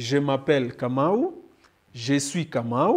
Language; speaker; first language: French; non-native, learner; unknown